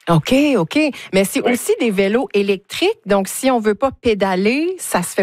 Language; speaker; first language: French; native; French